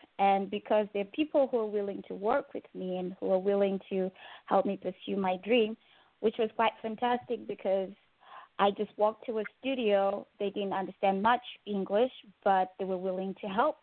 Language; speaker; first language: English; non-native, local second language; Shona